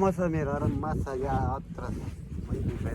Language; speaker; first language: Spanish; non-native, local second language; Ticuna